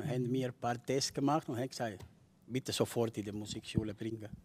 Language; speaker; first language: German; non-native, fluent; Spanish